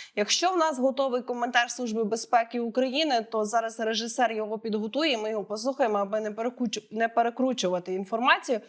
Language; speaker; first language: Ukrainian; native; Ukrainian